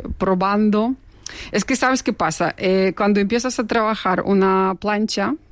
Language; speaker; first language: Spanish; non-native, fluent; Russian